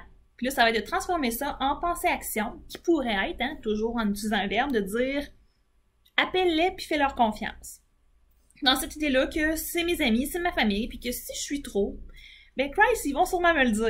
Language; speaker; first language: French; native; French